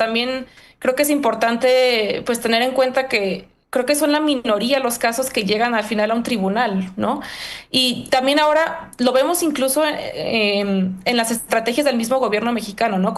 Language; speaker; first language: Spanish; native; Spanish